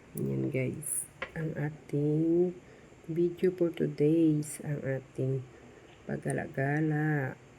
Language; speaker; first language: Filipino; non-native, local second language; Hiligaynon